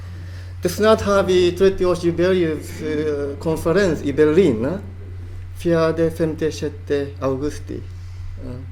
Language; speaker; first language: Swedish; non-native, fluent; Japanese